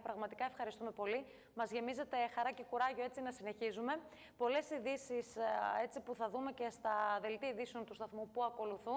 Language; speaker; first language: Greek; native; Greek